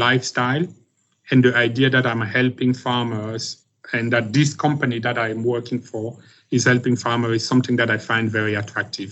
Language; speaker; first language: English; non-native, local second language; French